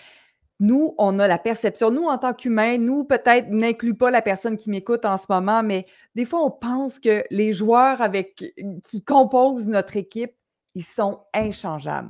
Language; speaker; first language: French; native; French